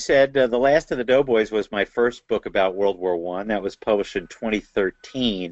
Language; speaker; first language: English; native; English